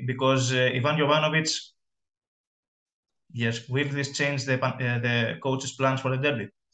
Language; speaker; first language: English; non-native, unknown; Greek